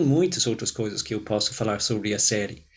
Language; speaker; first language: Portuguese; non-native, fluent; English